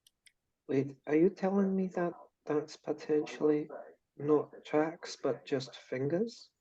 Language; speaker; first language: English; native; English